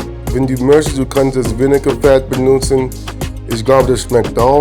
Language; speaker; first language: German; non-native, learner; English